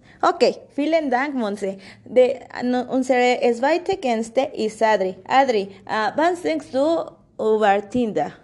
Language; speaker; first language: German; non-native, learner; Spanish